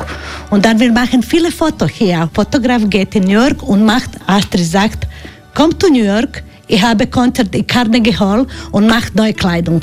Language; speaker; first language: German; non-native, learner; Croatian